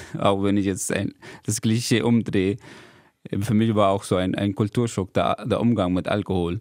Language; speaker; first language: German; non-native, fluent; Arabic